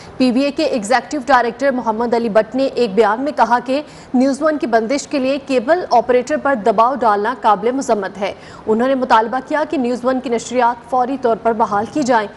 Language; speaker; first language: Urdu; native; Urdu